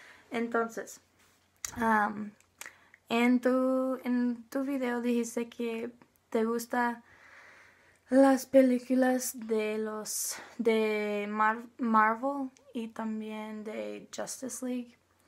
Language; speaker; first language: Spanish; non-native, learner; English